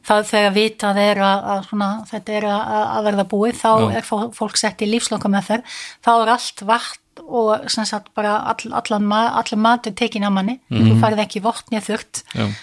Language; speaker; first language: Icelandic; non-native, fluent; Dutch